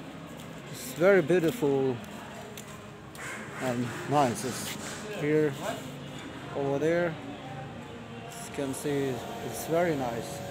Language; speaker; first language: English; non-native, learner; Lao